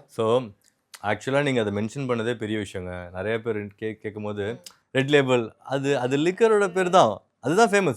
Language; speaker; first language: Tamil; native; Tamil